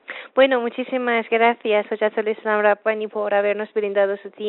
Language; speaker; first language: Spanish; non-native, fluent; Persian